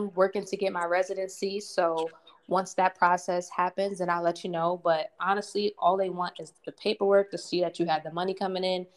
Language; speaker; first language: English; native; English